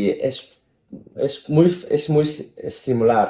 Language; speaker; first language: Spanish; non-native, fluent; Cantonese